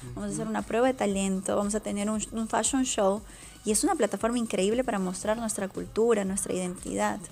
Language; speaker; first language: Spanish; native; Spanish